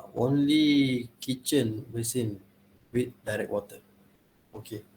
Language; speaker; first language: English; non-native, local second language; Malay